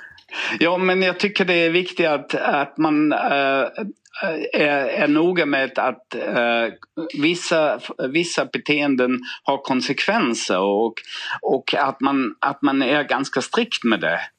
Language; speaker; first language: Swedish; non-native, fluent; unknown